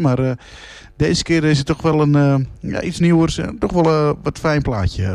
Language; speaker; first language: Dutch; native; Dutch